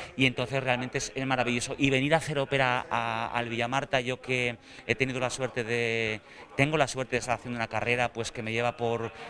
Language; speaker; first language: Spanish; native; Spanish